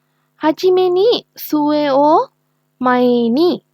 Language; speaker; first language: Japanese; non-native, learner; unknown